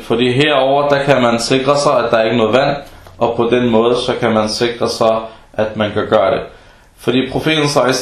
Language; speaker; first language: Danish; early bilingual, other home language; Arabic